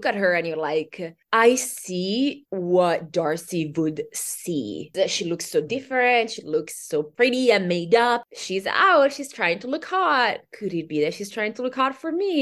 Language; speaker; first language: English; non-native, fluent; Italian